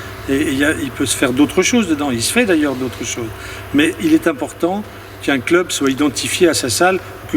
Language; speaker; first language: French; native; French